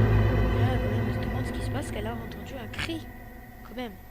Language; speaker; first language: French; native; French